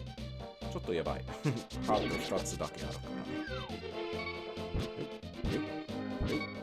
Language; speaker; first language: Japanese; non-native, fluent; English